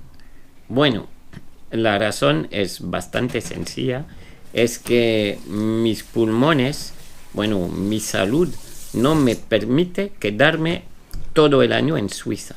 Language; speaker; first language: Spanish; non-native, fluent; French